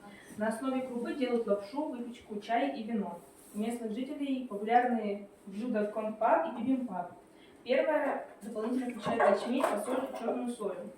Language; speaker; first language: Russian; native; Russian